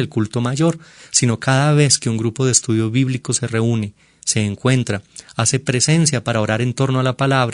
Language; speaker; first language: Spanish; native; Spanish